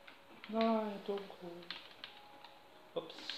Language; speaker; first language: German; native; German